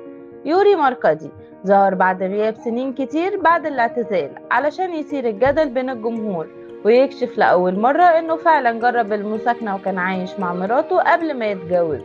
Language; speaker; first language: Arabic; native; Arabic